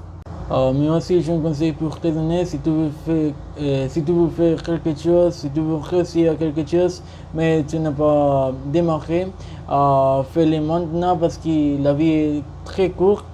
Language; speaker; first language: French; non-native, learner; Spanish